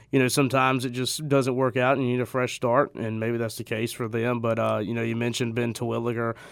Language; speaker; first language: English; native; English